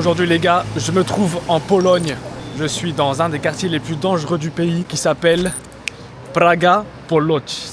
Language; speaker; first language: French; native; French